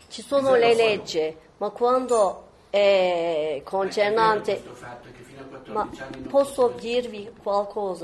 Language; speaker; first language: Italian; non-native, learner; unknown